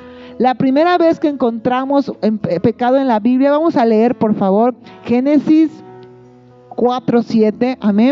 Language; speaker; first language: Spanish; native; Spanish